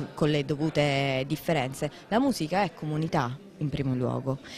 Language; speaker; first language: Italian; non-native, local second language; Sicilian